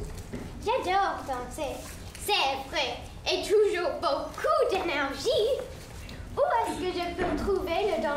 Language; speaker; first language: French; non-native, learner; English